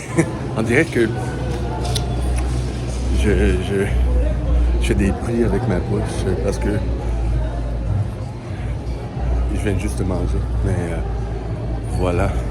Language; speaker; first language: French; native; French